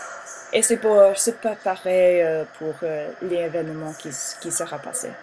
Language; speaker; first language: French; non-native, learner; English